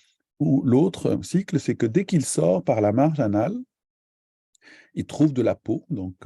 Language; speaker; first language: French; native; French